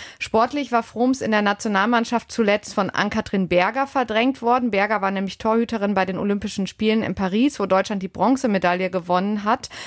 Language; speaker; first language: German; native; German